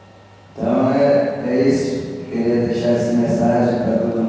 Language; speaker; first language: Portuguese; non-native, local second language; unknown